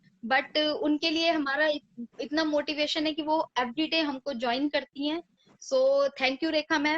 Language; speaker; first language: Hindi; native; Hindi